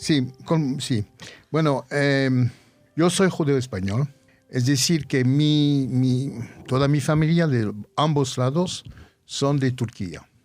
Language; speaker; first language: Spanish; early bilingual, heritage; Ladino